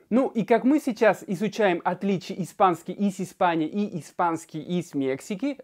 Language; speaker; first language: Russian; non-native, fluent; Spanish